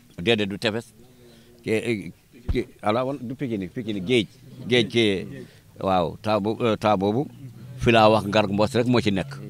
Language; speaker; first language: Wolof; non-native, local second language; Fula